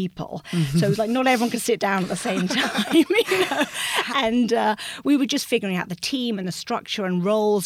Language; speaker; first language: English; native; English